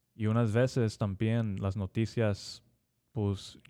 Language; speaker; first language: Spanish; early bilingual, heritage; Spanish